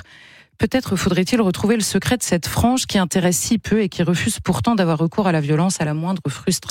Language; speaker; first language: French; native; French